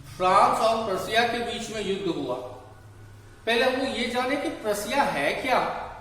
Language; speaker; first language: Hindi; native; Hindi